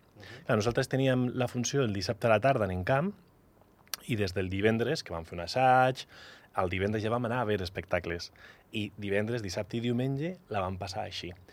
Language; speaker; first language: Catalan; non-native, local second language; Spanish